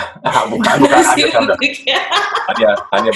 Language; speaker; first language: Indonesian; non-native, fluent; German